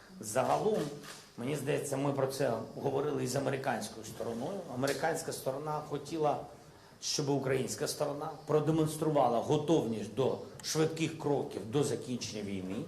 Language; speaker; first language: Ukrainian; non-native, local second language; Russian